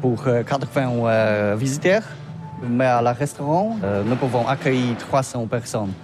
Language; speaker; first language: French; non-native, learner; Polish